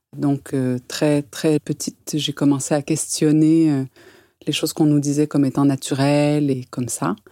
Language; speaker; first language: French; native; French